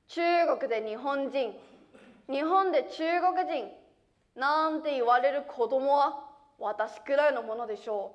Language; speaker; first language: Japanese; early bilingual, other home language; Chinese